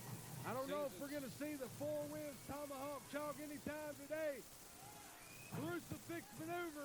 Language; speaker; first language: English; native; English